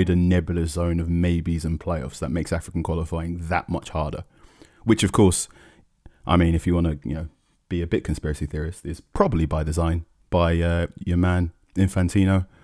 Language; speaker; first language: English; early bilingual, other home language; Akan